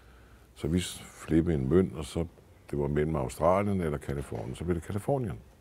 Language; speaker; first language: Danish; native; Danish